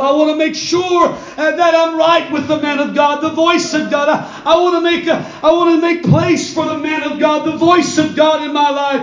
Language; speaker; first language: English; native; English